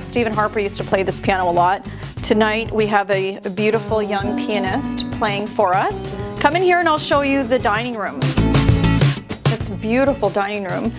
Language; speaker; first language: English; native; English